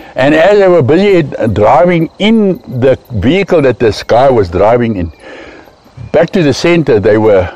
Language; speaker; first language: English; non-native, local second language; Afrikaans